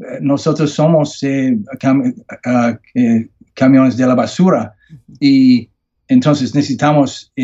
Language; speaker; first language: Spanish; non-native, learner; English